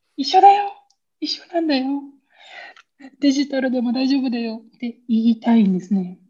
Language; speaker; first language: Japanese; native; Japanese